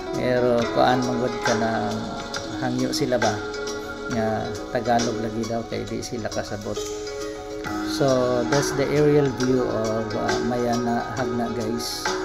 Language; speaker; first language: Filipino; non-native, local second language; Cebuano